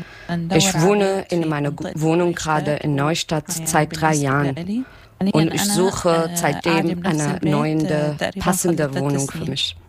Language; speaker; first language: German; non-native, learner; Arabic